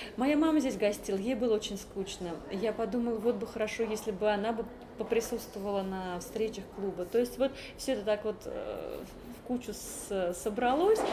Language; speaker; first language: Russian; native; Russian